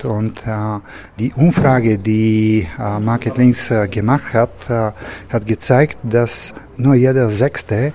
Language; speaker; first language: German; non-native, fluent; Bulgarian